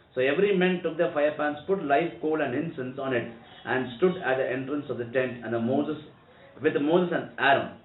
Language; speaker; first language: English; non-native, local second language; Telugu